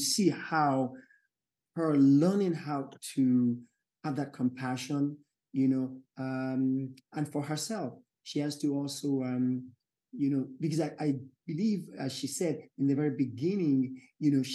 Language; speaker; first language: English; non-native, local second language; Yoruba